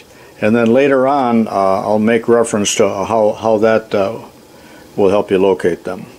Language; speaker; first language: English; native; English